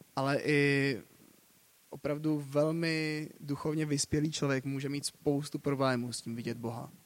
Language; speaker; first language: Czech; native; Czech